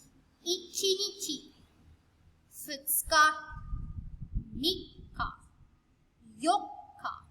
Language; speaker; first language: Japanese; non-native, fluent; Filipino